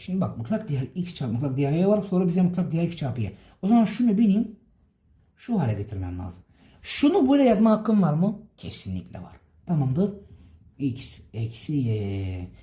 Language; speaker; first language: Turkish; native; Turkish